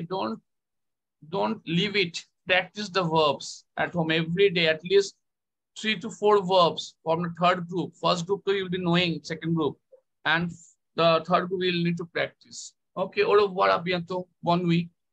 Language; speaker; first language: English; non-native, local second language; Bangla